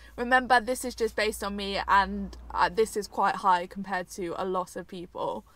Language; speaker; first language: English; native; English